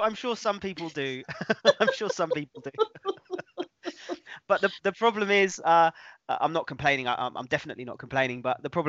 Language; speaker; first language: English; native; English